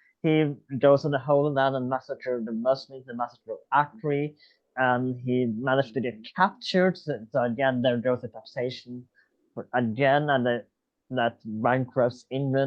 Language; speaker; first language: English; non-native, fluent; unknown